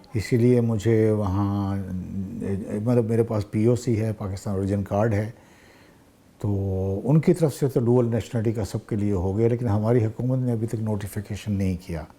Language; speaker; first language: Urdu; native; Urdu